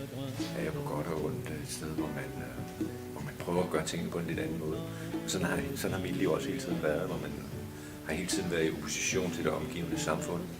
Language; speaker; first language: Danish; native; Danish